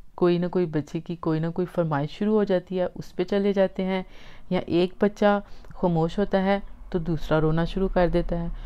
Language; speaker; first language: Urdu; native; Urdu